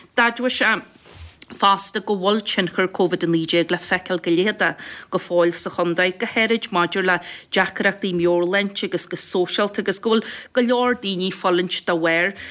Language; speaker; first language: Irish; native; Irish